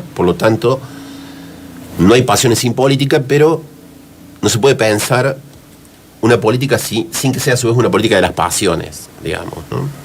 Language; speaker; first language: Spanish; native; Spanish